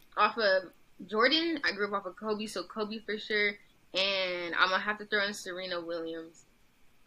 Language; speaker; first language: English; native; English